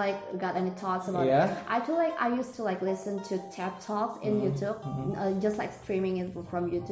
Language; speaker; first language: English; non-native, learner; Indonesian